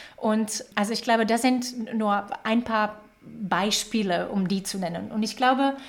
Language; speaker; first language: German; non-native, fluent; Slovak